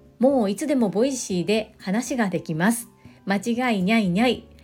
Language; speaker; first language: Japanese; native; Japanese